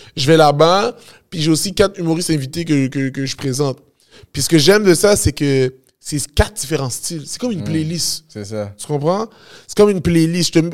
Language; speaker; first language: French; native; French